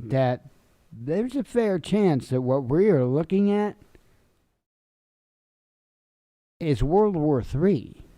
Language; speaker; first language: English; native; English